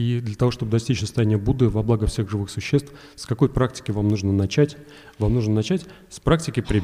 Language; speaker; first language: Russian; native; Russian